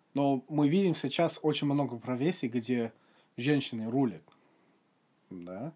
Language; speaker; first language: Russian; non-native, fluent; English